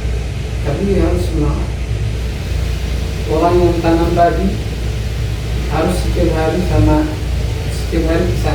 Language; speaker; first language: Indonesian; non-native, learner; Arabic